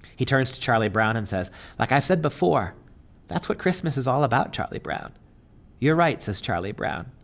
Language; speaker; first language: English; native; English